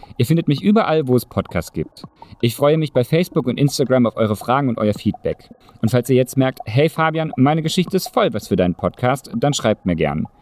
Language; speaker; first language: German; native; German